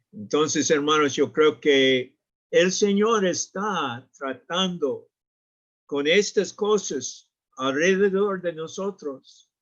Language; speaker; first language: Spanish; non-native, learner; English